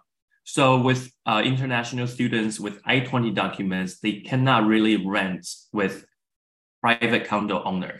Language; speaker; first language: English; non-native, fluent; Chinese